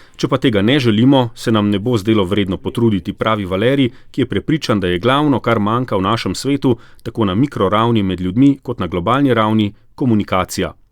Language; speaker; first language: Slovenian; native; Slovenian